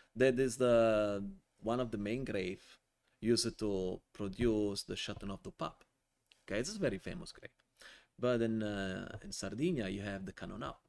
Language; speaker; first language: English; non-native, fluent; Italian